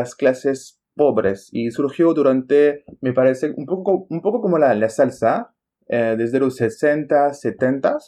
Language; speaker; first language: Spanish; non-native, fluent; French